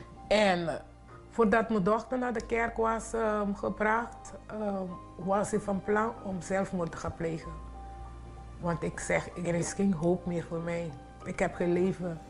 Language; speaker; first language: Dutch; non-native, local second language; Papiamento